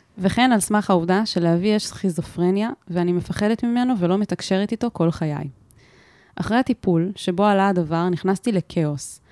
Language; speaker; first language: Hebrew; native; Hebrew